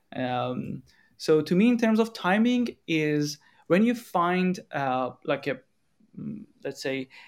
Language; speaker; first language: English; non-native, fluent; Persian